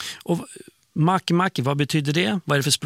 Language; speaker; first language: Swedish; native; Swedish